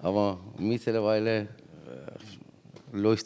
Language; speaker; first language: German; non-native, fluent; Persian